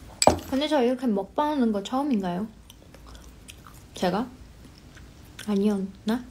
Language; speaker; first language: Korean; non-native, fluent; Chinese